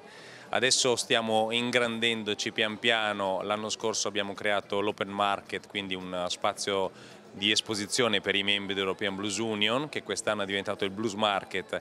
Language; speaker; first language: Italian; native; Italian